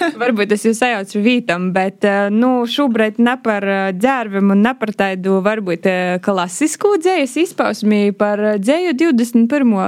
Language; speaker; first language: Latvian; native; Latvian